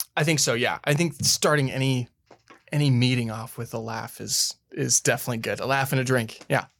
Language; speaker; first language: English; native; English